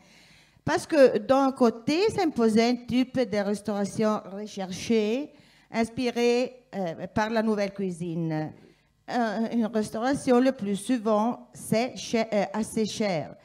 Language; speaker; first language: French; non-native, fluent; Italian